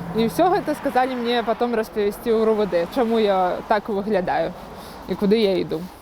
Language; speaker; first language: Belarusian; native; Belarusian